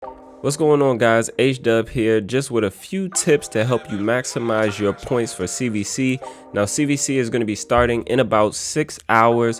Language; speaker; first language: English; native; English